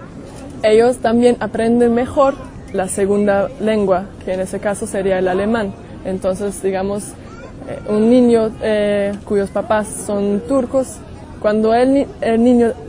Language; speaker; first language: Spanish; non-native, fluent; German